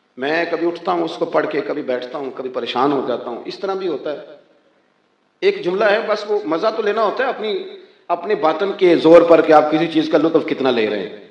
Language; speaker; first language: Urdu; non-native, local second language; Punjabi